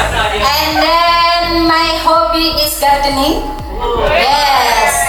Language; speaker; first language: English; non-native, learner; Indonesian